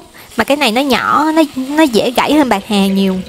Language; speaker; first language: Vietnamese; native; Vietnamese